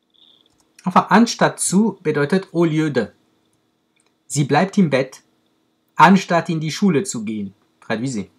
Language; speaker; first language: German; non-native, fluent; French